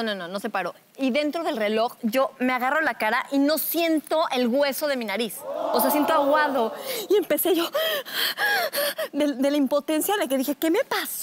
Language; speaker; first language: Spanish; native; Spanish